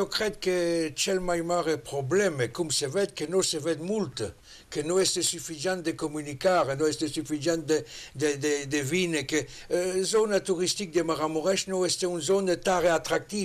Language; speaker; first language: Romanian; non-native, learner; French